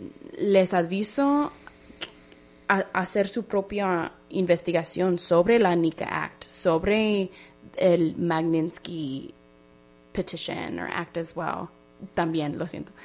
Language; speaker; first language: Spanish; non-native, fluent; English